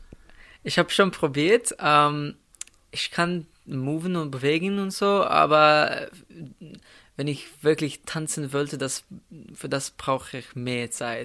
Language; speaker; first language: German; non-native, fluent; Slovenian